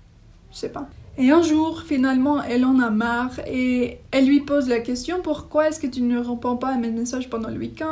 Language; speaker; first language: French; non-native, learner; English